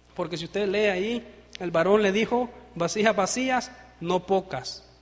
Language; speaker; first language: Spanish; native; Spanish